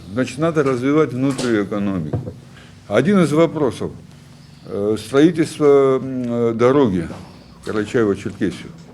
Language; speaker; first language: Russian; non-native, fluent; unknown